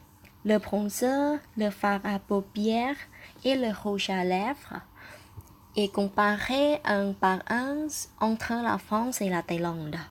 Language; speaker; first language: French; non-native, fluent; Thai